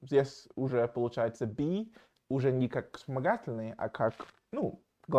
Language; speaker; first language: Russian; non-native, fluent; English